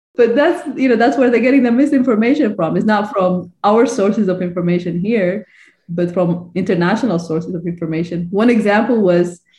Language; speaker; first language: English; non-native, fluent; Arabic